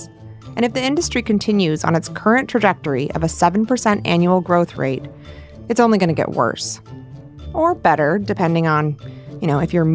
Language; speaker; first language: English; native; English